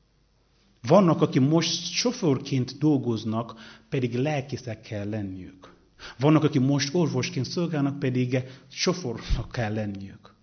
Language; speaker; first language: Hungarian; non-native, learner; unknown